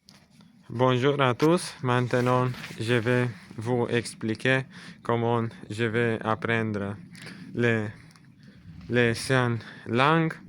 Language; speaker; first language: French; non-native, learner; Romanian